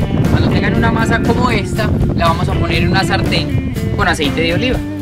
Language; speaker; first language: Spanish; native; Spanish